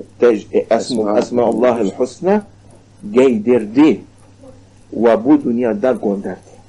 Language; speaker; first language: Turkish; non-native, learner; Arabic